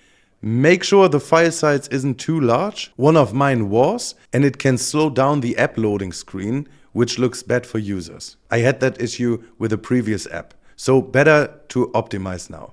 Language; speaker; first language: English; non-native, fluent; German